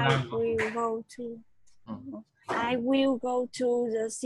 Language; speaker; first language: English; non-native, learner; Vietnamese